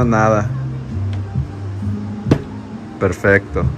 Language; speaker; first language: Spanish; non-native, learner; English